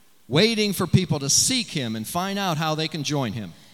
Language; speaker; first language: English; native; English